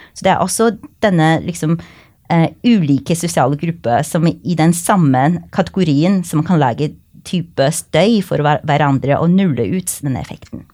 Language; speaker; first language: Norwegian; non-native, fluent; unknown